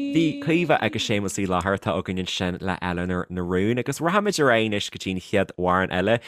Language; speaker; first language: Irish; native; Irish